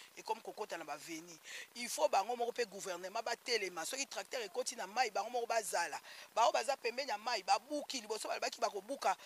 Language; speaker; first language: Lingala; native; Lingala